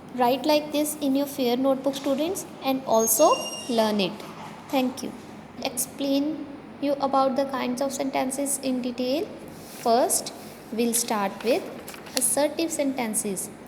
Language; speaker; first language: English; non-native, local second language; Punjabi